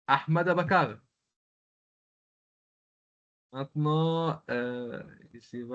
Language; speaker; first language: French; non-native, local second language; Arabic